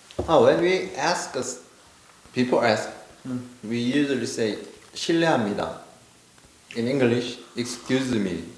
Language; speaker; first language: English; non-native, learner; Korean